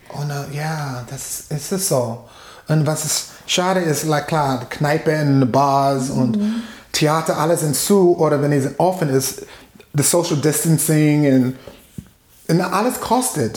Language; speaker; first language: German; non-native, fluent; English